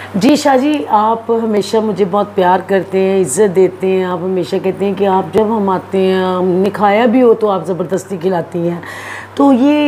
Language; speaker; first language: Urdu; non-native, local second language; Punjabi